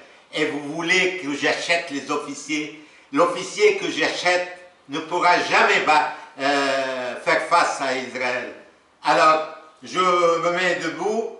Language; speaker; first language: French; non-native, local second language; Arabic